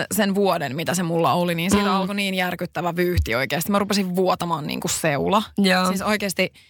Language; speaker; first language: Finnish; native; Finnish